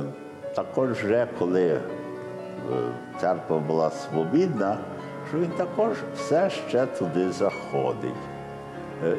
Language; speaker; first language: Ukrainian; early bilingual, heritage; Ukrainian